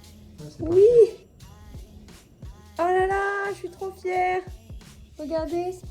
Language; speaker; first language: French; native; French